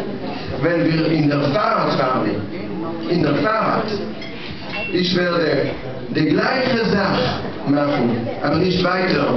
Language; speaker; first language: German; non-native, learner; Russian